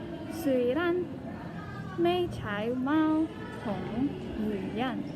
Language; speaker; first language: Chinese; non-native, learner; Indonesian